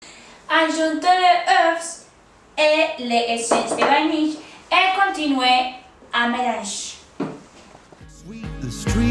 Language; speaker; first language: French; non-native, learner; Spanish